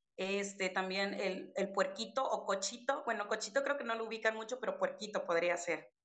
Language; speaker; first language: Spanish; native; Spanish